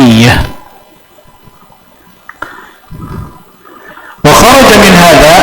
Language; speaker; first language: Arabic; non-native, fluent; Indonesian